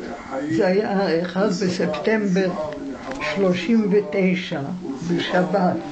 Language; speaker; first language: Hebrew; non-native, fluent; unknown